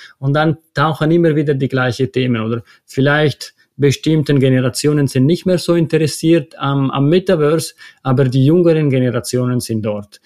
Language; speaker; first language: German; non-native, local second language; Italian